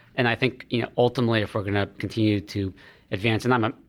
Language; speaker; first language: English; native; English